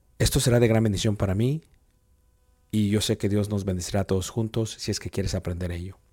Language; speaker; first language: Spanish; native; Spanish